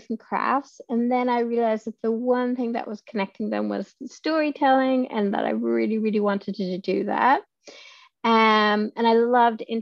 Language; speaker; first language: English; native; English